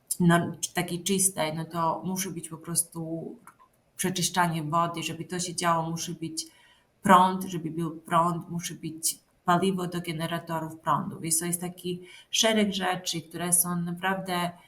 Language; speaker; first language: Polish; non-native, fluent; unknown